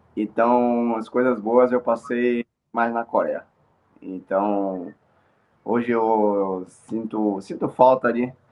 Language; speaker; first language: Portuguese; native; Portuguese